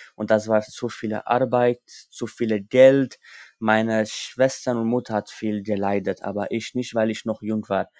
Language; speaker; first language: German; non-native, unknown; Armenian